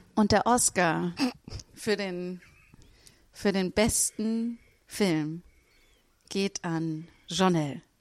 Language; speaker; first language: German; native; German